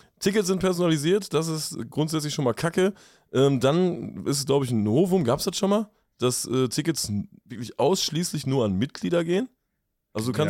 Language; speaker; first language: German; native; German